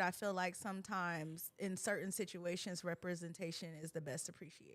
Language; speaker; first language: English; native; English